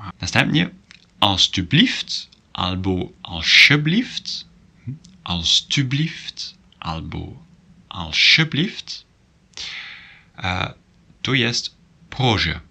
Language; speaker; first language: Polish; non-native, learner; Dutch